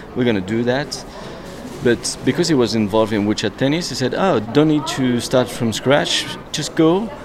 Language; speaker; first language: English; non-native, fluent; French